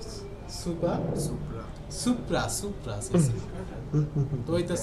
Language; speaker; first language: Japanese; non-native, learner; Bangla